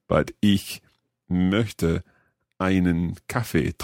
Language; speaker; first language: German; non-native, learner; English